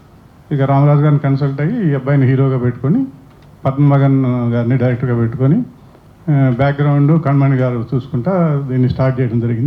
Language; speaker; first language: Telugu; native; Telugu